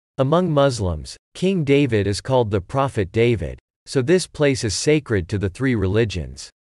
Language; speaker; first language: English; non-native, fluent; Hebrew